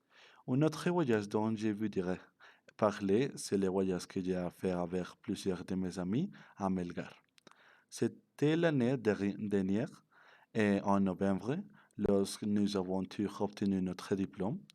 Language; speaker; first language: French; non-native, learner; Spanish